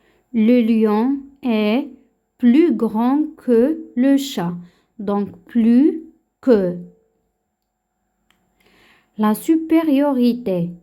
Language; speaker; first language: French; non-native, local second language; Arabic